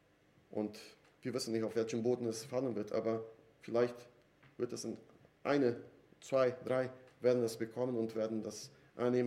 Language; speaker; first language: German; non-native, fluent; Portuguese